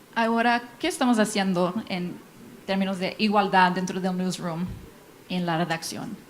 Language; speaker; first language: Spanish; non-native, fluent; English